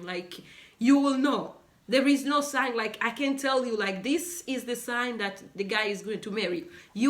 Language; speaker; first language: English; non-native, local second language; Swahili